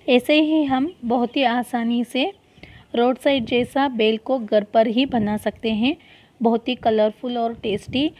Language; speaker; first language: Hindi; non-native, local second language; Kannada